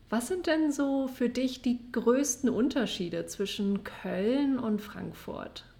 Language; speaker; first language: German; native; German